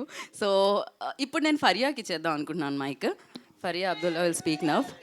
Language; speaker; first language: Telugu; native; Telugu